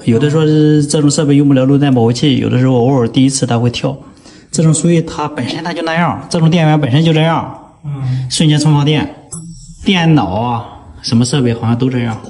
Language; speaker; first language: Chinese; native; Chinese